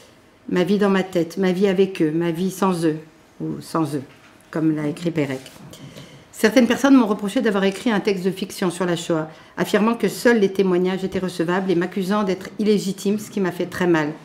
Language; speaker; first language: French; native; French